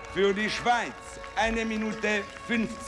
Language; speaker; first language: German; non-native, local second language; Italian